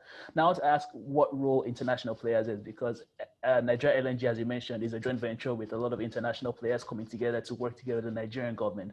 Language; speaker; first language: English; non-native, local second language; Yoruba